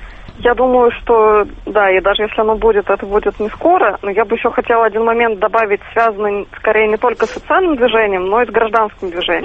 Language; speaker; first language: Russian; native; Russian